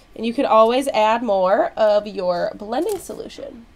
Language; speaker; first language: English; native; English